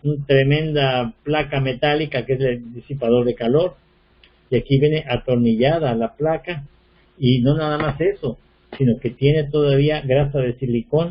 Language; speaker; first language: Spanish; native; Spanish